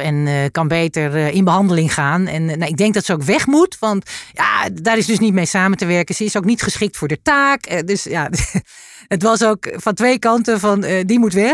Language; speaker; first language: Dutch; native; Dutch